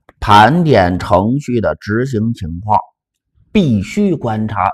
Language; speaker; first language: Chinese; native; Chinese